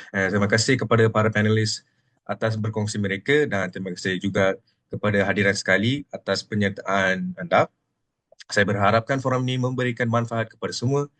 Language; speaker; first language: Malay; non-native, local second language; Telugu